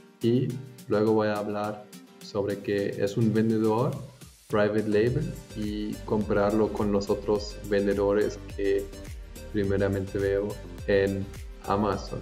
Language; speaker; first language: Spanish; non-native, fluent; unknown